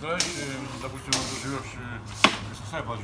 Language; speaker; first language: Russian; native; Russian